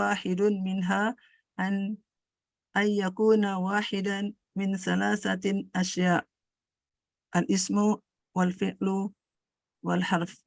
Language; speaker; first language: Arabic; non-native, learner; Indonesian